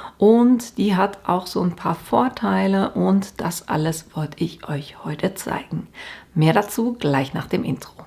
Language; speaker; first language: German; native; German